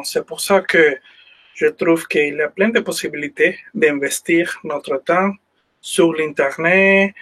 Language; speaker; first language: French; non-native, fluent; Spanish